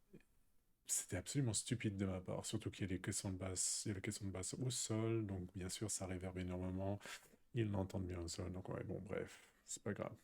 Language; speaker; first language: French; native; French